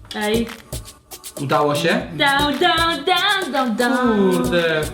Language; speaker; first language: Polish; non-native, fluent; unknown